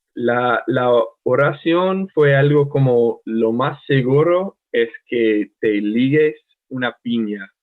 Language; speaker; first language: Spanish; non-native, learner; English